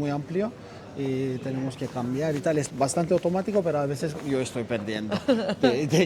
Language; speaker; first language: Spanish; non-native, learner; Turkish